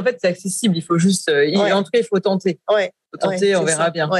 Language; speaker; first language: French; native; French